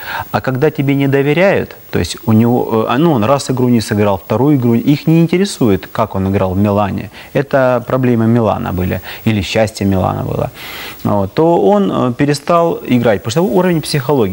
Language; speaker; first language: Russian; native; Russian